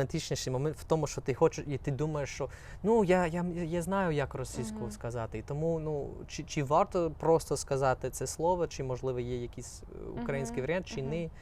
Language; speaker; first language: Ukrainian; non-native, fluent; English